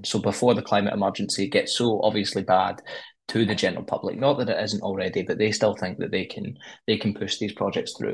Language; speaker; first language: English; native; English